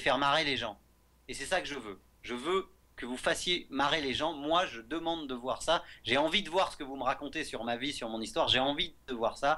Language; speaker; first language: French; native; French